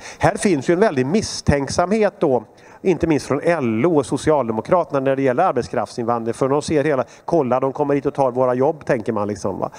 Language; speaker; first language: Swedish; native; Swedish